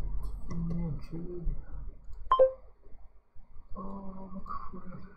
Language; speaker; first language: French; non-native, learner; English